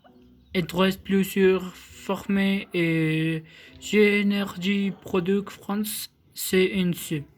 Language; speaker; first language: French; non-native, learner; Spanish